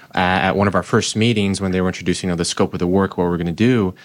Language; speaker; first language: English; non-native, fluent; Portuguese